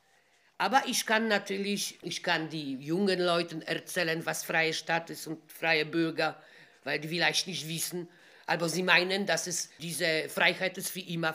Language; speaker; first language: German; non-native, fluent; Polish